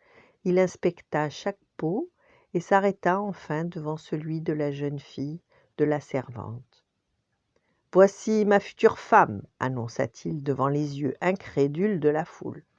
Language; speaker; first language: French; native; French